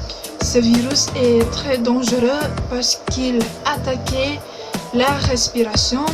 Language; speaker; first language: French; non-native, learner; Indonesian